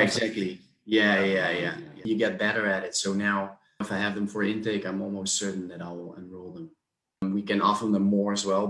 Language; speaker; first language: English; non-native, fluent; Dutch